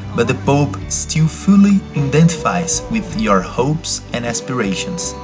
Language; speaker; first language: English; non-native, learner; Portuguese